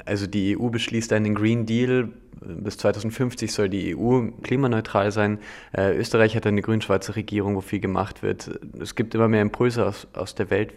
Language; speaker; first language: German; native; German